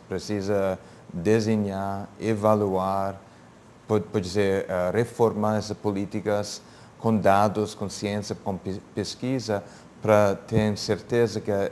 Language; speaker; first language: Portuguese; non-native, fluent; English